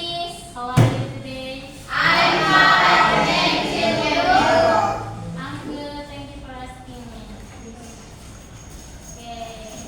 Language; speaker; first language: English; non-native, local second language; Indonesian